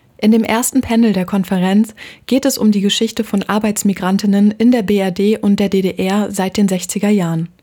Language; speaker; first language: German; native; German